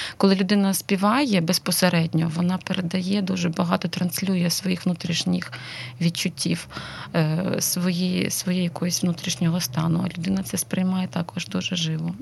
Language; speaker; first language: Ukrainian; non-native, local second language; Russian